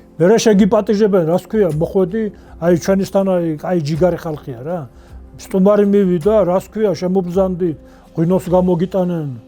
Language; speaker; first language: Georgian; non-native, local second language; Svan